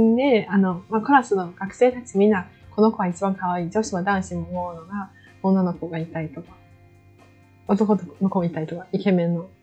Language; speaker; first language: Japanese; non-native, fluent; Chinese